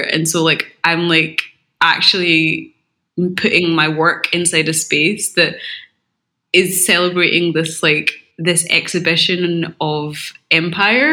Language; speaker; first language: English; native; English